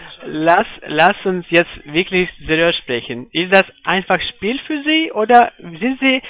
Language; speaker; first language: German; non-native, fluent; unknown